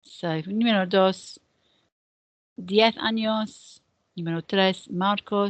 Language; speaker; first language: Spanish; non-native, fluent; English